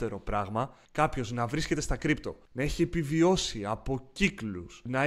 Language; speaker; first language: Greek; native; Greek